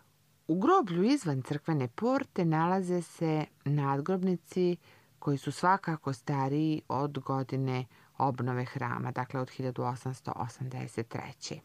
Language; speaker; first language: Croatian; native; Croatian